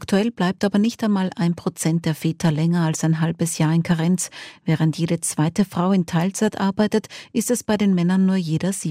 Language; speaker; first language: German; native; German